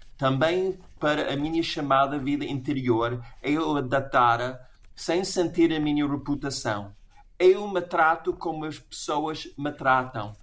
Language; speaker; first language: Portuguese; non-native, fluent; English